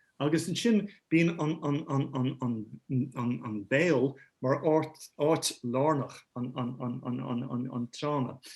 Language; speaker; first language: Irish; non-native, local second language; English